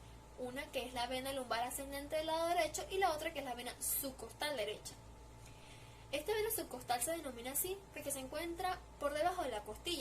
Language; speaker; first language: Spanish; native; Spanish